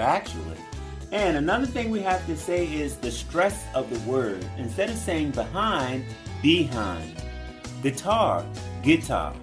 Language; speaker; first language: English; native; English